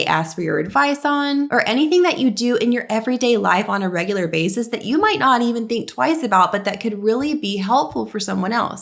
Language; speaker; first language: English; native; English